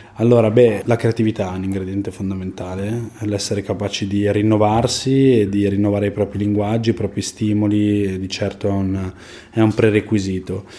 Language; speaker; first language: Italian; native; Italian